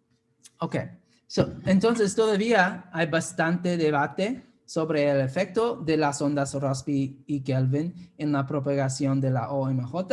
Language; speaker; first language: Spanish; non-native, fluent; English